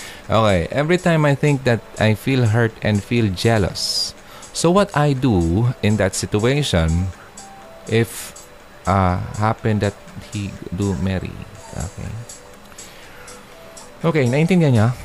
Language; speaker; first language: English; non-native, local second language; Filipino